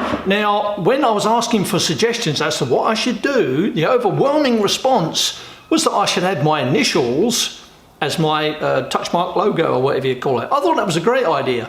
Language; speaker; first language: English; native; English